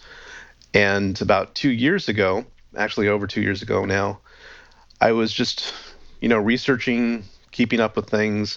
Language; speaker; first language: English; native; English